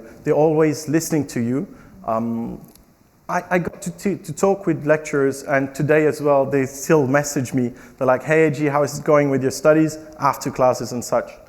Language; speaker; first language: English; non-native, fluent; French